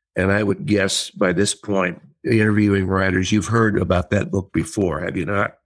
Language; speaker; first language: English; native; English